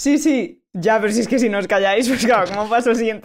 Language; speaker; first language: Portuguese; non-native, learner; Spanish